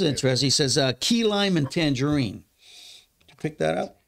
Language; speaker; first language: English; native; English